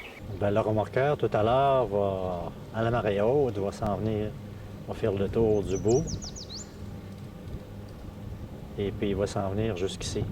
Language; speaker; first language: French; native; French